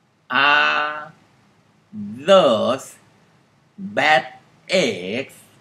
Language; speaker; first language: English; non-native, learner; Thai